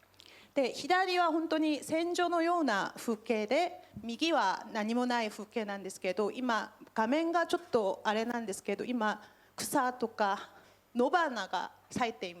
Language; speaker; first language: Japanese; non-native, fluent; Korean